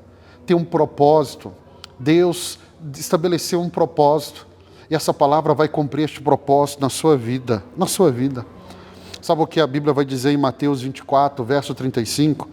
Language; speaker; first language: Portuguese; native; Portuguese